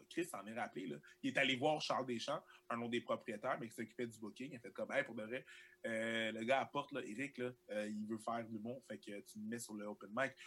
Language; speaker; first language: French; early bilingual, other home language; Haitian Creole